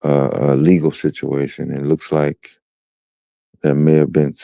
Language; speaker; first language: English; native; English